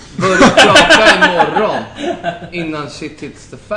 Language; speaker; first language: Swedish; native; Swedish